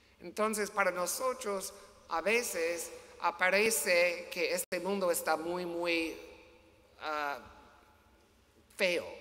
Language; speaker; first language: Spanish; non-native, learner; English